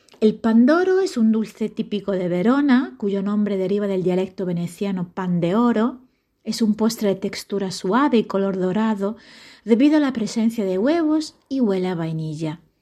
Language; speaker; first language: Spanish; non-native, fluent; Italian